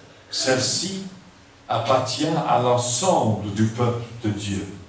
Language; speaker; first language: French; non-native, fluent; English